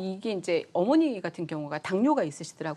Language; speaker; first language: Korean; native; Korean